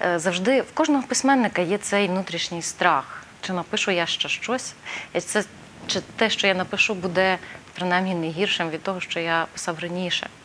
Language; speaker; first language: Ukrainian; native; Ukrainian